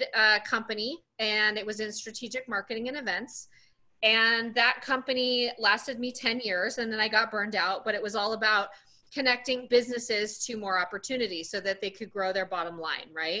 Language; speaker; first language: English; native; English